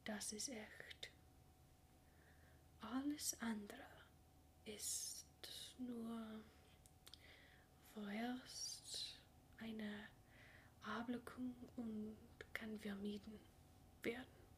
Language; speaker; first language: German; non-native, learner; English